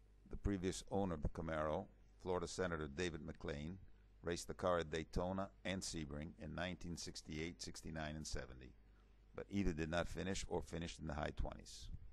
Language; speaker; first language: English; early bilingual, other home language; Italian